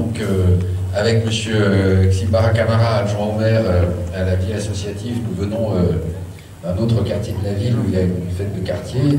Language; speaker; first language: French; early bilingual, other home language; Swiss German